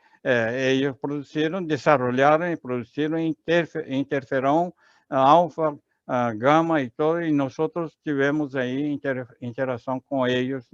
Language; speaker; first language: Spanish; non-native, learner; Portuguese